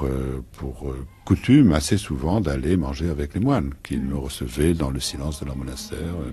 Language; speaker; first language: French; native; French